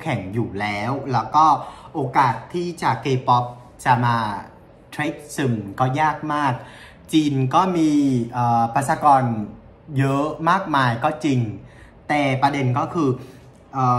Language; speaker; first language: Thai; non-native, fluent; Vietnamese